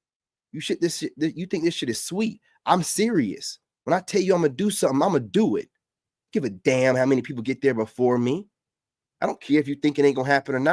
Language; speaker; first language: English; native; English